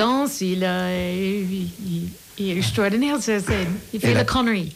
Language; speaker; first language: French; non-native, learner; English